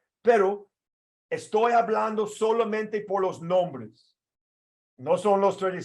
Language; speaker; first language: Spanish; non-native, fluent; English